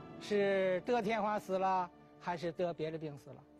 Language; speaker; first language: Chinese; native; Chinese